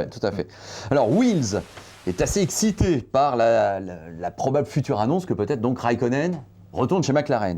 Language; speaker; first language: French; native; French